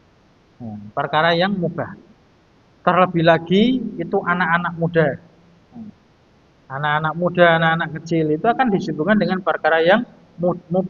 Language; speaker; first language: Indonesian; native; Indonesian